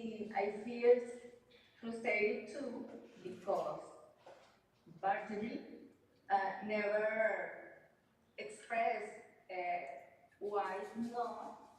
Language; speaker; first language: English; non-native, learner; Spanish